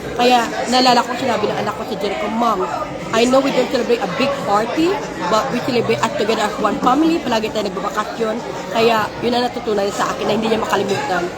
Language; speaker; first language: Filipino; non-native, local second language; Hiligaynon